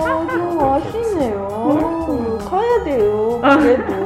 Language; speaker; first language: Korean; non-native, fluent; Japanese